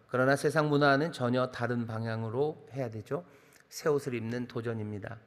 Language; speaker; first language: Korean; native; Korean